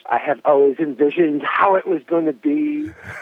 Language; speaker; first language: English; native; English